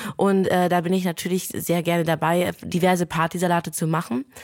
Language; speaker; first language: German; non-native, fluent; Lithuanian